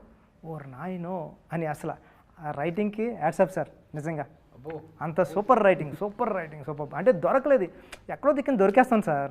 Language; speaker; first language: Telugu; native; Telugu